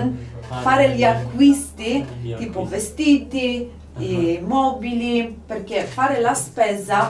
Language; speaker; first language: Italian; non-native, fluent; Polish